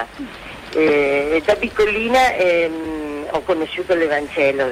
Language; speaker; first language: Italian; native; Italian